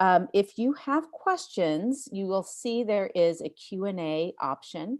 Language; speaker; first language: English; native; English